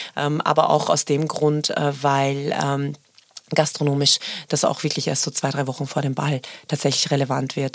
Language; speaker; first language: German; early bilingual, other home language; Persian